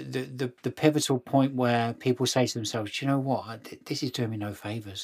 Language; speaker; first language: English; native; English